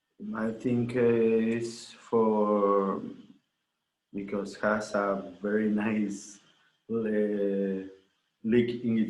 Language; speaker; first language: English; non-native, learner; Spanish